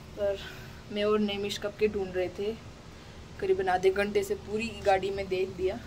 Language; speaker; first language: Hindi; non-native, local second language; Gujarati